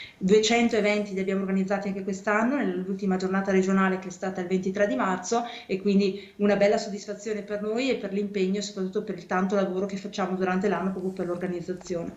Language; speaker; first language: Italian; native; Italian